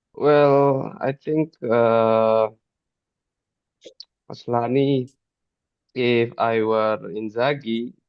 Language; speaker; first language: English; non-native, fluent; Indonesian